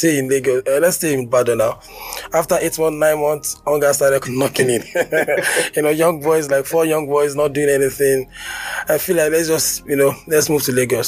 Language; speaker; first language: English; non-native, local second language; Yoruba